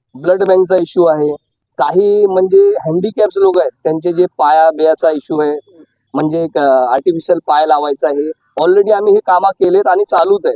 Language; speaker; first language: Marathi; non-native, local second language; Hindi